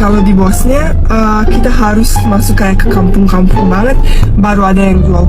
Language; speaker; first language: Indonesian; non-native, fluent; Bosnian